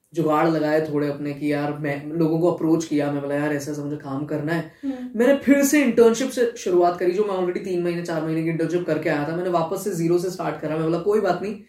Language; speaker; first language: Hindi; native; Hindi